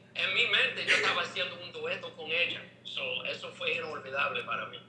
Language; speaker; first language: Spanish; non-native, learner; English